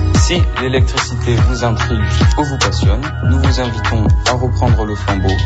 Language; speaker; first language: French; non-native, fluent; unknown